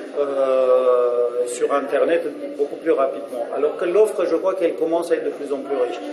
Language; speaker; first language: French; non-native, fluent; Romanian